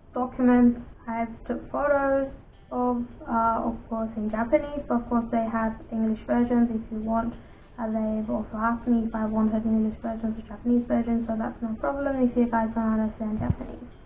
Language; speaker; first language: English; non-native, fluent; Japanese